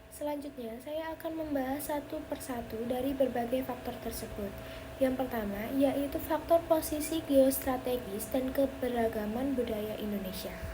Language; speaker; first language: Indonesian; native; Indonesian